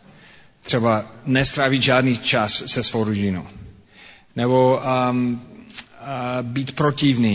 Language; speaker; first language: Czech; non-native, fluent; English